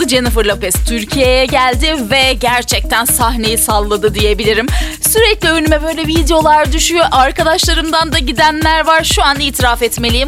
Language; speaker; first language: Turkish; native; Turkish